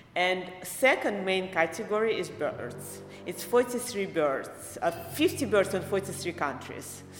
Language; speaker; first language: English; non-native, fluent; Belarusian